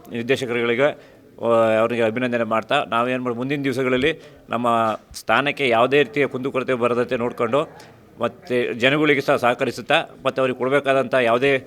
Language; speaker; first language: Kannada; native; Kannada